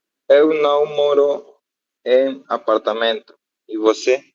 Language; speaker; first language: Portuguese; non-native, learner; Spanish